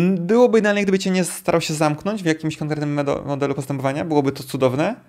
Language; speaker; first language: Polish; native; Polish